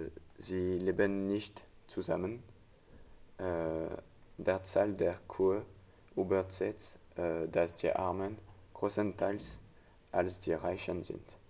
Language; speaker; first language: German; non-native, learner; French